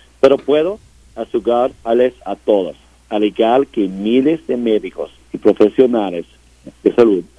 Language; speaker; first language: Spanish; non-native, learner; English